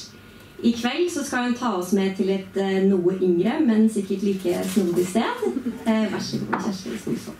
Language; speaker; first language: Norwegian; native; Norwegian